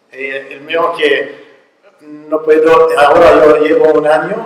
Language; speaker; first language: Spanish; non-native, learner; Arabic